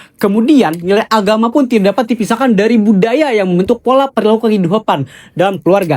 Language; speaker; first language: Indonesian; native; Indonesian